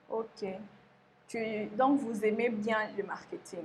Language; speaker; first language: French; non-native, local second language; Lingala